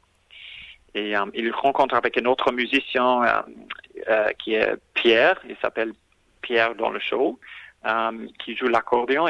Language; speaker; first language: French; non-native, fluent; English